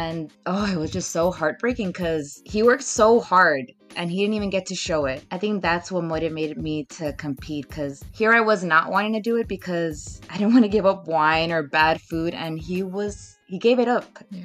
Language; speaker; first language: English; native; English